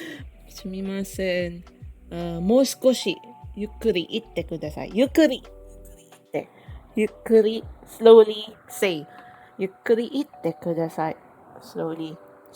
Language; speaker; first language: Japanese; non-native, learner; Filipino